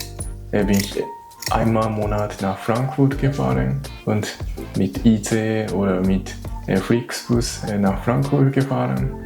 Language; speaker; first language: German; non-native, learner; Japanese